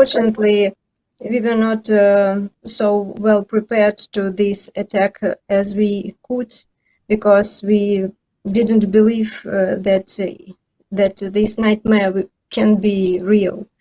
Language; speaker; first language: English; non-native, learner; Ukrainian